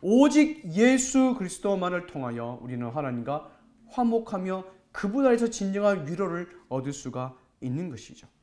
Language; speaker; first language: Korean; native; Korean